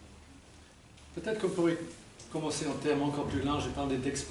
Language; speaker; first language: French; non-native, fluent; English